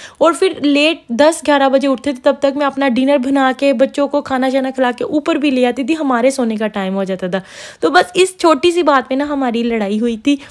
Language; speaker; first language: Urdu; non-native, local second language; Punjabi